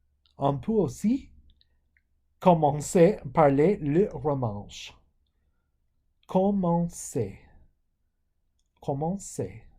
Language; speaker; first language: French; non-native, fluent; English